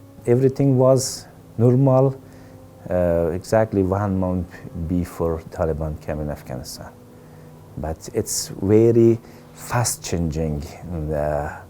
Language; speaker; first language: English; non-native, learner; Persian